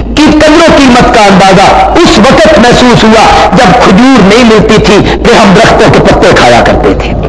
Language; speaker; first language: Urdu; native; Urdu